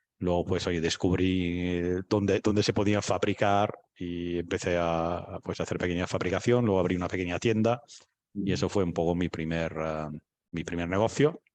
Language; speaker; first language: Spanish; non-native, fluent; English